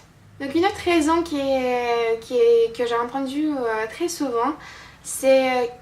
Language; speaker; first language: French; non-native, fluent; Russian